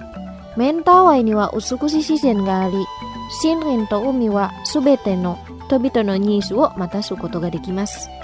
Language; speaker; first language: Japanese; non-native, fluent; Indonesian